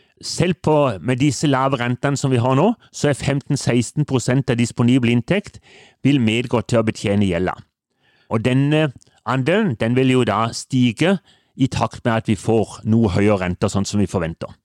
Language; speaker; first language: Norwegian; native; Norwegian